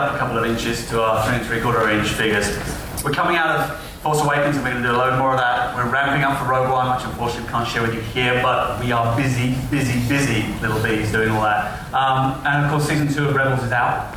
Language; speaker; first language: English; native; English